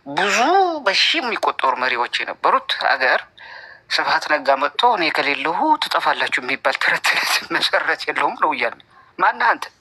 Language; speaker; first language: Amharic; non-native, local second language; Tigrinya